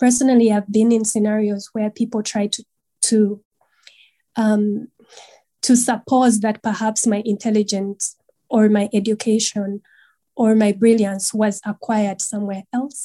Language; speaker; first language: English; non-native, local second language; Nyankole